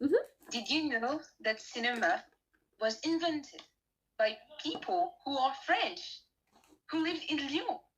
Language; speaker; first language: English; non-native, learner; French